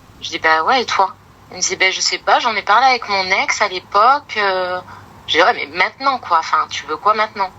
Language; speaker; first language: French; native; French